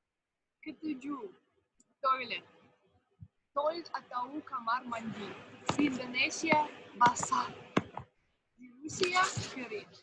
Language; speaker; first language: Indonesian; non-native, fluent; Russian